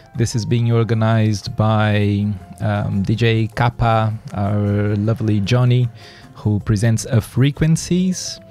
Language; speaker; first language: English; non-native, fluent; Portuguese